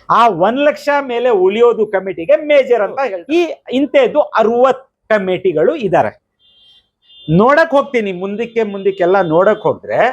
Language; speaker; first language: Kannada; non-native, local second language; Urdu